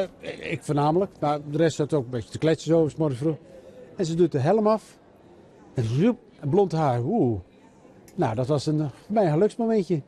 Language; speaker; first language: Dutch; native; Dutch